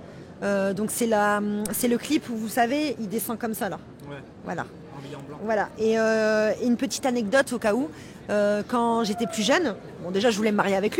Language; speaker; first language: French; native; French